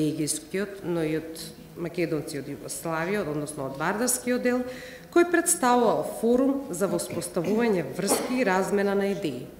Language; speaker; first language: Macedonian; native; Macedonian